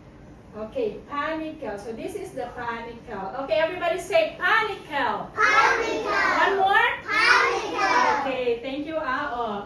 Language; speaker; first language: English; non-native, fluent; Filipino